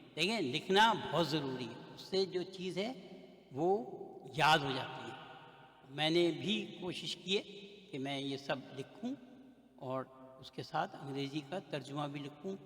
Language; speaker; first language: Urdu; native; Urdu